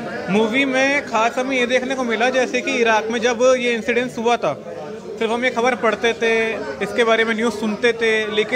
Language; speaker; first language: Hindi; native; Hindi